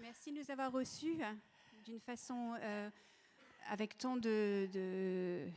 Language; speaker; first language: French; native; French